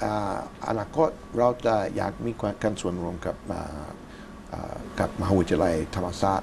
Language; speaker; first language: Thai; non-native, fluent; English